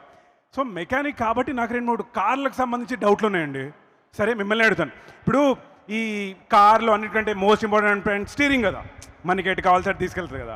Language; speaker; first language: Telugu; native; Telugu